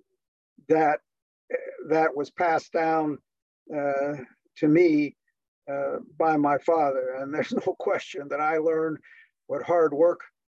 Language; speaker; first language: English; native; English